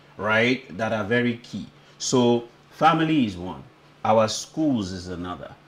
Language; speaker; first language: English; non-native, local second language; Yoruba